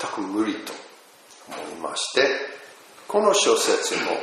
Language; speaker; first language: Japanese; non-native, fluent; English